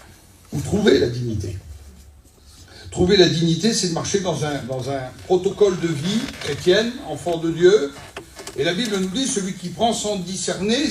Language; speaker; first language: French; native; French